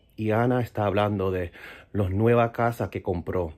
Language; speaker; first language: Spanish; early bilingual, heritage; Spanish